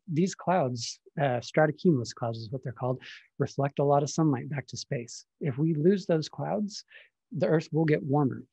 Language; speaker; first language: English; native; English